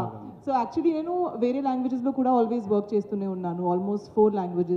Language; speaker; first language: Telugu; non-native, learner; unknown